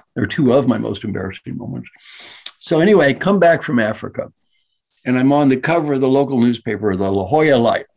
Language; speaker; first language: English; native; English